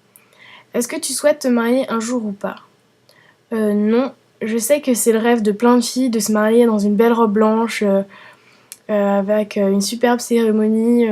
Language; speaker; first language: French; early bilingual, other home language; Vietnamese